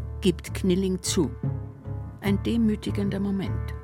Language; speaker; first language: German; native; German